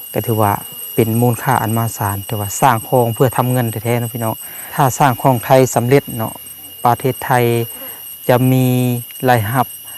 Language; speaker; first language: Thai; native; Thai